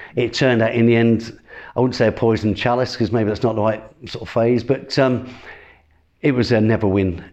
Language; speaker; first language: English; native; English